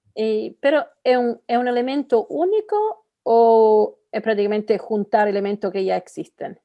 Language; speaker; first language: Spanish; non-native, fluent; Italian